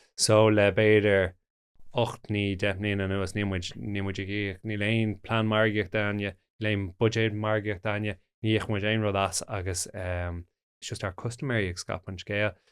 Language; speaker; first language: Irish; non-native, local second language; English